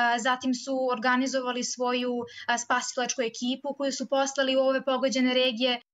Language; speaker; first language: Serbian; native; Serbian